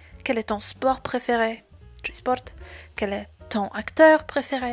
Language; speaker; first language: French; non-native, fluent; Polish